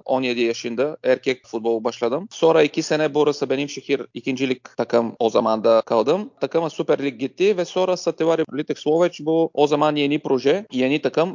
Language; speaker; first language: Turkish; non-native, learner; Bulgarian